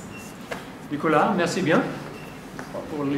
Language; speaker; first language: French; non-native, fluent; German